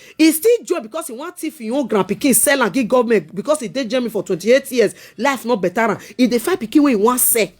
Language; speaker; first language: Nigerian Pidgin; non-native, local second language; Esan